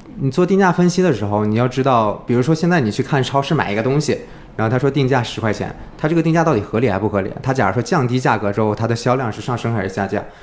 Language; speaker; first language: Chinese; native; Chinese